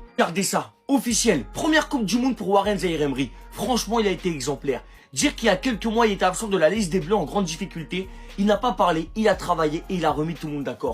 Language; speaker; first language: French; native; French